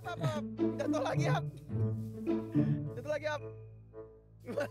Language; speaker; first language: Indonesian; native; Indonesian